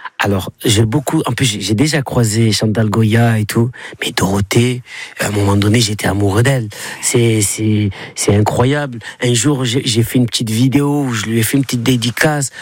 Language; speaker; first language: French; native; French